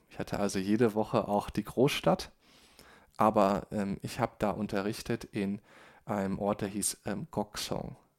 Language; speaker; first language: German; native; German